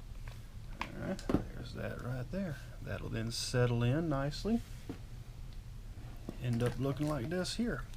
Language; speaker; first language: English; native; English